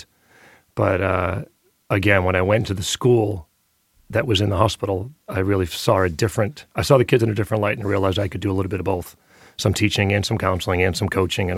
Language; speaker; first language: English; native; English